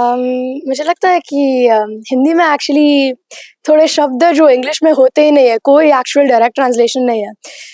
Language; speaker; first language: Hindi; early bilingual, heritage; Hindi